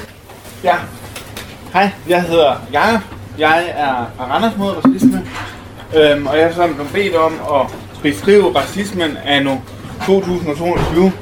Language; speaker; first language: Danish; native; Danish